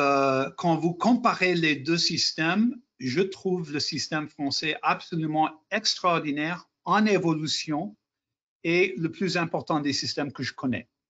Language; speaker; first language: French; non-native, fluent; English